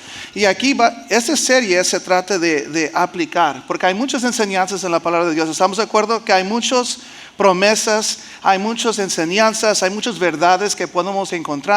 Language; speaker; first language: Spanish; early bilingual, heritage; Spanish